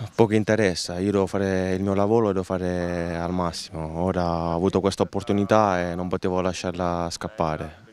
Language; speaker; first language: Italian; native; Italian